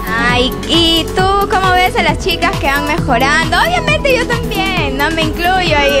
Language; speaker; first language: Spanish; native; Spanish